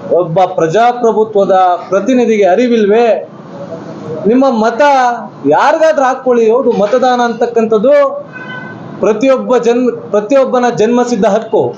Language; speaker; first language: Kannada; non-native, local second language; Lambadi